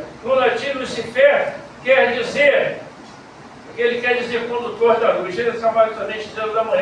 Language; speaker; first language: Portuguese; native; Portuguese